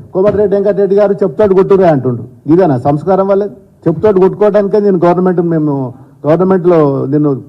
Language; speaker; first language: Telugu; native; Telugu